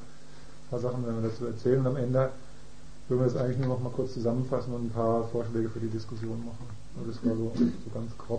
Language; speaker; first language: German; native; German